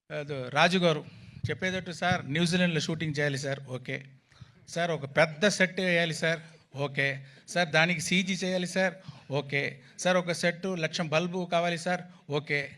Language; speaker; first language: Telugu; non-native, fluent; Tamil